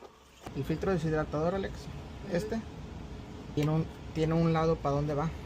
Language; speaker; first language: Spanish; native; Spanish